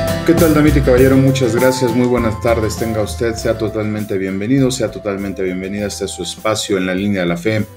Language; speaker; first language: Spanish; native; Spanish